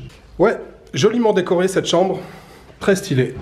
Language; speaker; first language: French; native; French